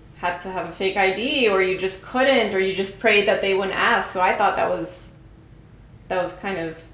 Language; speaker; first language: English; non-native, fluent; Portuguese